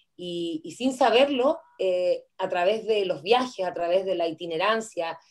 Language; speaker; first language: Spanish; native; Spanish